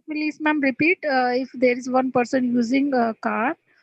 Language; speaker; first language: English; non-native, learner; Hindi